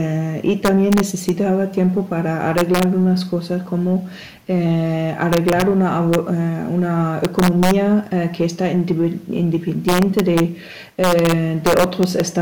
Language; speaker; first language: Spanish; non-native, learner; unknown